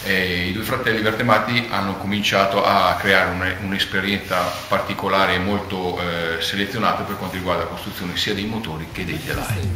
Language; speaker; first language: Italian; native; Italian